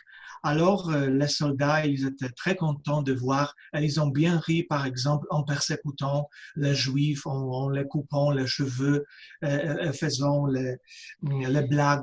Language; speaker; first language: French; non-native, fluent; Polish